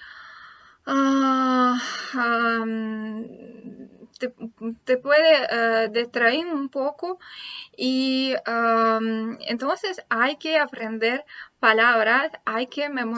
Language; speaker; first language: Spanish; non-native, fluent; Russian